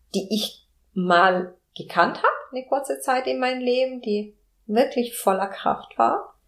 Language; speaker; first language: German; non-native, fluent; Spanish